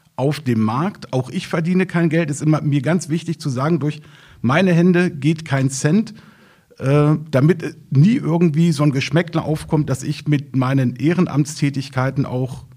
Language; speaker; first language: German; native; German